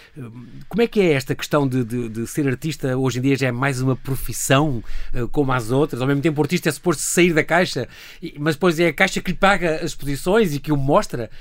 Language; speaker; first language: Portuguese; native; Portuguese